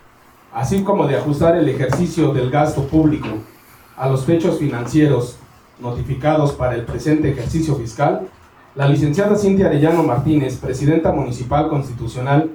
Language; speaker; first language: Spanish; native; Spanish